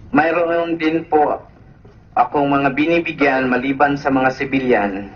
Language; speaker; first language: Filipino; non-native, local second language; Cebuano